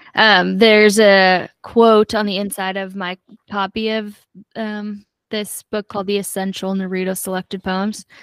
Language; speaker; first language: English; native; English